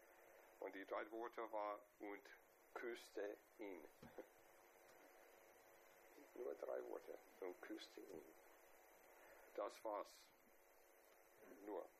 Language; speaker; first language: German; non-native, fluent; English